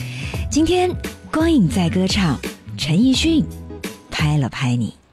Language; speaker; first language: Chinese; native; Chinese